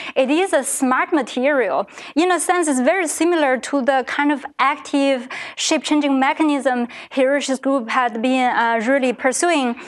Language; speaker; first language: English; non-native, fluent; Chinese